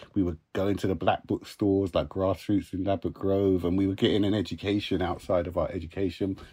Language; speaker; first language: English; native; English